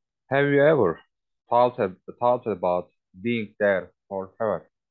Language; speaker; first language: English; non-native, learner; Turkish